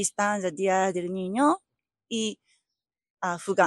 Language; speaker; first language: Spanish; non-native, learner; Japanese